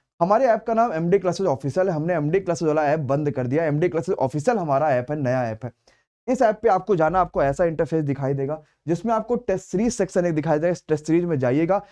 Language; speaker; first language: Hindi; native; Hindi